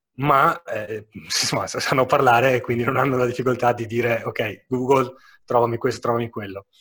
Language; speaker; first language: Italian; native; Italian